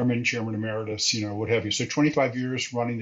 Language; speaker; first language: English; native; English